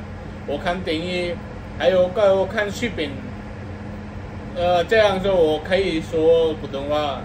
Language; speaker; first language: Chinese; non-native, learner; Telugu